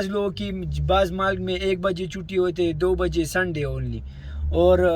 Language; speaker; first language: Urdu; non-native, local second language; Pashto